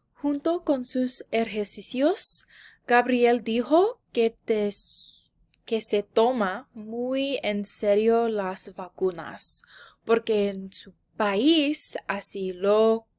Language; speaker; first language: Spanish; non-native, learner; English